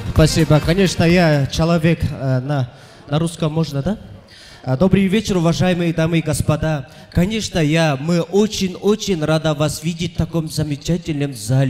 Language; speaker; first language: Russian; non-native, local second language; Kyrgyz